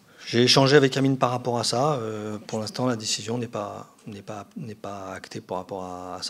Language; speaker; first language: French; native; French